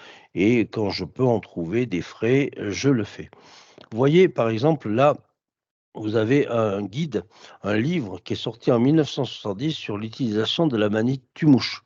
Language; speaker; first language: French; native; French